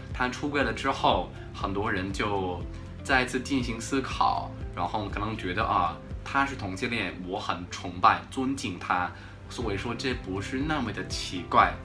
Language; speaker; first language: Chinese; non-native, fluent; English